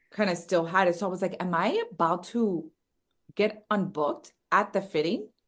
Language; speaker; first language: English; early bilingual, other home language; Spanish